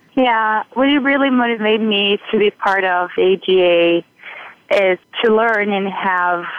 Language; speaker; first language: English; non-native, fluent; Portuguese